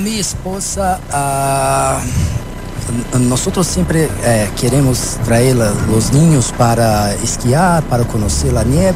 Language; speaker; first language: Spanish; non-native, learner; Portuguese